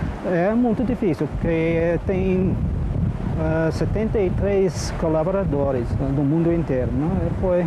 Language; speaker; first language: Portuguese; non-native, learner; English